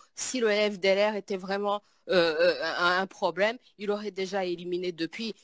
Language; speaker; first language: French; non-native, local second language; Kinyarwanda